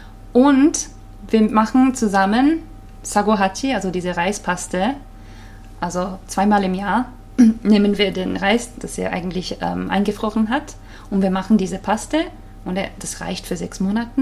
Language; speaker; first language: German; non-native, fluent; Japanese